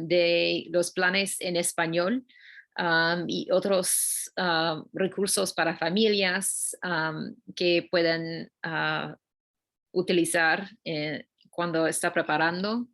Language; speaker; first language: Spanish; non-native, learner; English